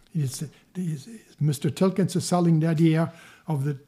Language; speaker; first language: English; non-native, fluent; Swedish